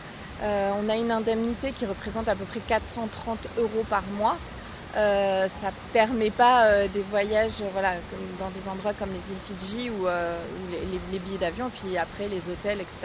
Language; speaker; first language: French; native; French